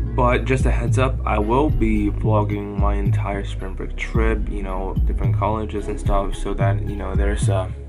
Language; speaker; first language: English; non-native, fluent; Chinese